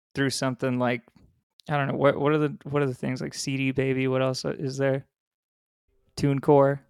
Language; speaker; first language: English; native; English